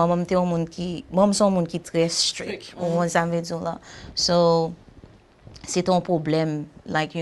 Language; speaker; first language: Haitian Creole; early bilingual, heritage; Haitian Creole